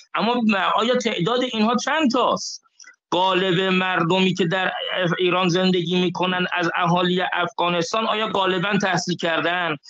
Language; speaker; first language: Persian; native; Persian